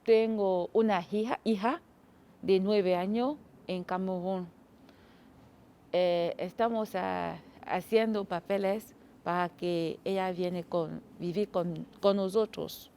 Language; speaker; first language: Spanish; non-native, learner; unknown